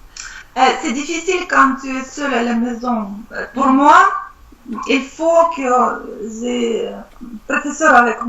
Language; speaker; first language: French; non-native, learner; Russian